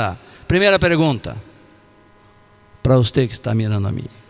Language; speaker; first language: Spanish; non-native, learner; Portuguese